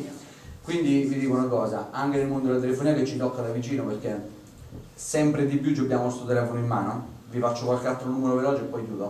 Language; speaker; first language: Italian; native; Italian